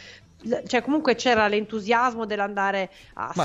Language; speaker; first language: Italian; native; Italian